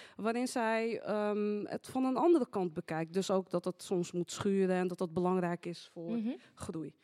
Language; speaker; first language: Dutch; native; Dutch